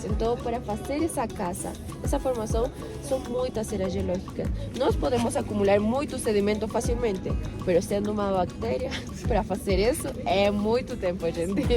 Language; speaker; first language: Portuguese; non-native, fluent; Spanish